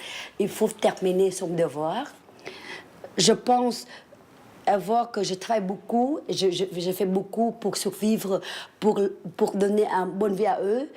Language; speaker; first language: French; early bilingual, other home language; Vietnamese